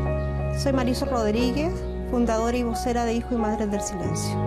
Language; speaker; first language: Spanish; native; Spanish